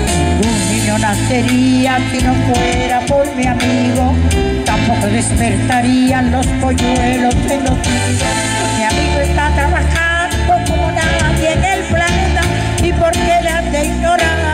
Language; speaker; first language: Spanish; native; Spanish